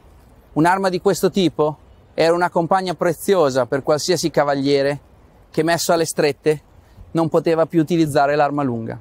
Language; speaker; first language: Italian; native; Italian